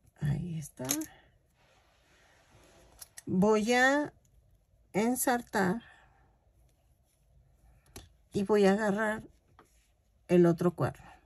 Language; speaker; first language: Spanish; native; Spanish